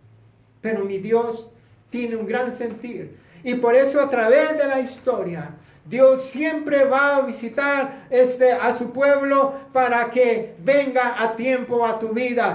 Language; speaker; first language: Spanish; native; Spanish